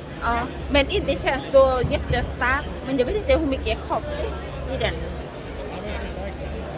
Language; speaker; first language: Swedish; non-native, learner; Thai